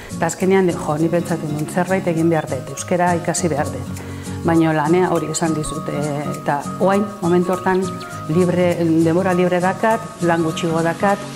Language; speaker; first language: Basque; early bilingual, other home language; Spanish